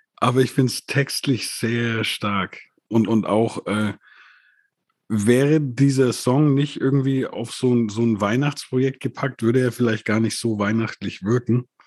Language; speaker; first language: German; native; German